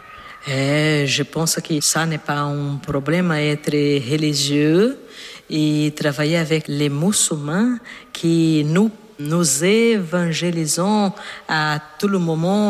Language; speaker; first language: French; non-native, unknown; Portuguese